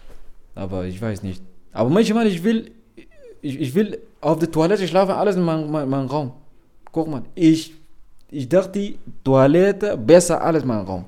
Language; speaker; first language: German; non-native, learner; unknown